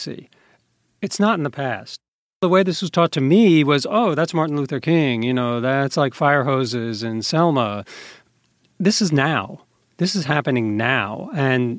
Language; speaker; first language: English; native; English